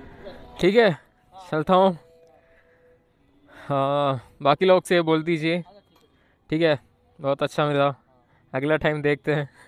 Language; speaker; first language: Hindi; non-native, local second language; Malayalam